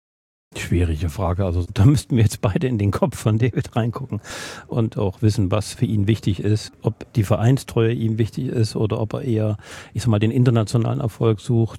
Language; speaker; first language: German; native; German